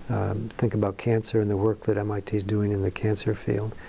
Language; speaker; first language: English; native; English